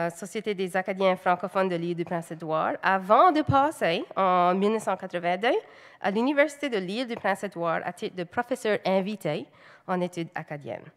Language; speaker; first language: French; native; French